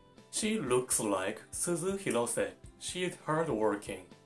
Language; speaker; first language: English; non-native, fluent; Japanese